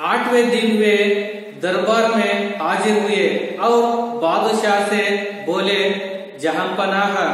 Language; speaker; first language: Hindi; non-native, local second language; Kannada